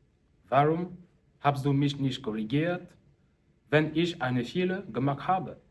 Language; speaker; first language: German; non-native, learner; French